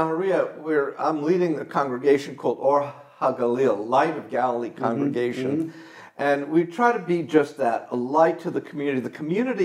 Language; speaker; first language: English; native; English